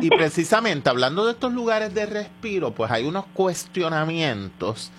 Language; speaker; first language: Spanish; native; Spanish